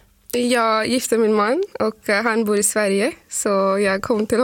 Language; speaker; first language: Swedish; non-native, fluent; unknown